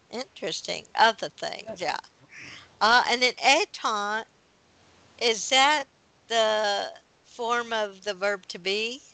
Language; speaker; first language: English; native; English